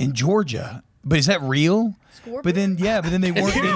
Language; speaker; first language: English; native; English